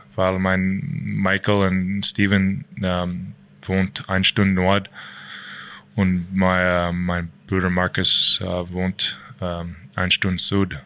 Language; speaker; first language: German; non-native, learner; English